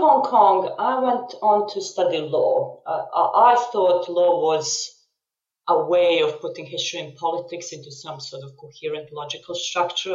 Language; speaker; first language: English; non-native, fluent; Serbian